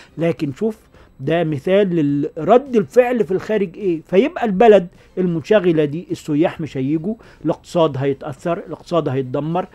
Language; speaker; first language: Arabic; native; Arabic